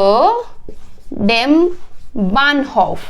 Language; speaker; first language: German; non-native, learner; Hindi